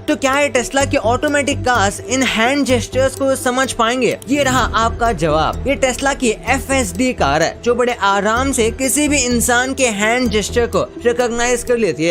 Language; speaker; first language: Hindi; native; Hindi